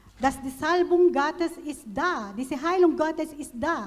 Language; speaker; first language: German; non-native, fluent; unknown